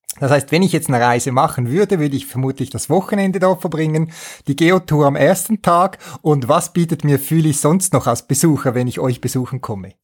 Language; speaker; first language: German; native; German